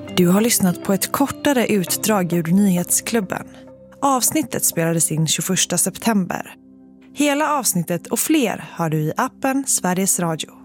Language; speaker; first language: Swedish; native; Swedish